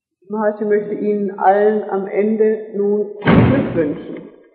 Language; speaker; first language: German; native; German